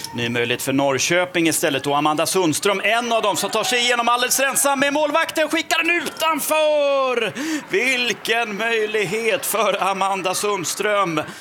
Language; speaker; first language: Swedish; native; Swedish